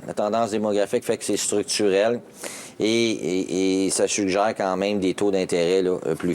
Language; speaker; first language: French; native; French